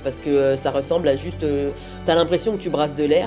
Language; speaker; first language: French; native; French